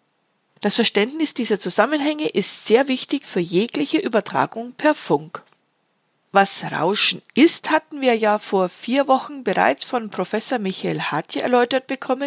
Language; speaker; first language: German; native; German